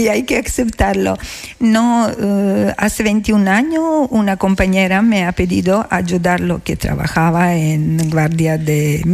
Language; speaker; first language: Spanish; non-native, learner; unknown